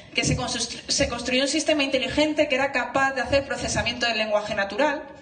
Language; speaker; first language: Spanish; native; Spanish